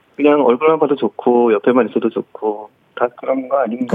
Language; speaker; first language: Korean; native; Korean